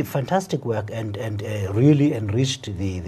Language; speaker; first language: English; non-native, local second language; Xhosa